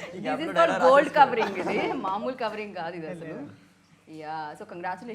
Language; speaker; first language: Telugu; native; Telugu